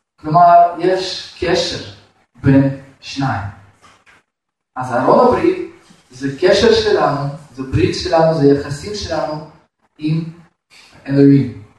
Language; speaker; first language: Hebrew; non-native, fluent; Russian